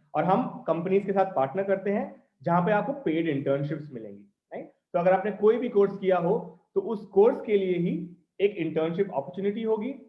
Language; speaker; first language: Hindi; non-native, local second language; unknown